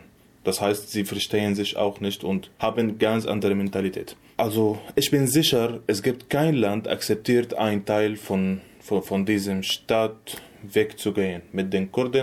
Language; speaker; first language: German; non-native, learner; Arabic